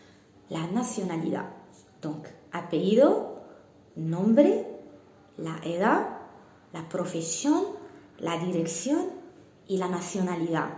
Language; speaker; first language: Spanish; non-native, fluent; Arabic